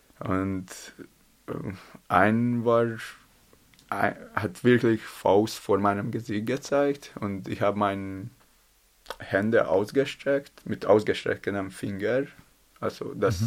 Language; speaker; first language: German; non-native, learner; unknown